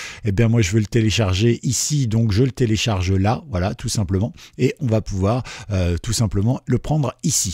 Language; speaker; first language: French; native; French